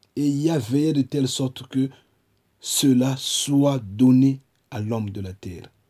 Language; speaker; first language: French; non-native, local second language; Kongo